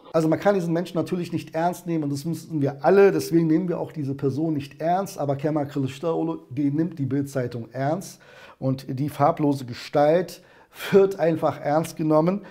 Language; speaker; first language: German; early bilingual, other home language; Turkish